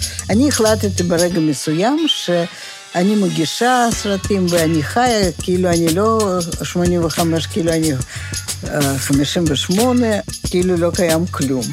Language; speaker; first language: Hebrew; non-native, fluent; Russian